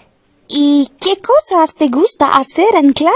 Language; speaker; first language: Spanish; non-native, learner; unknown